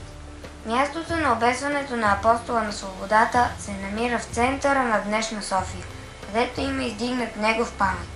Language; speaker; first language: Bulgarian; native; Bulgarian